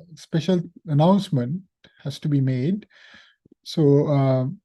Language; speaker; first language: English; non-native, local second language; Sinhala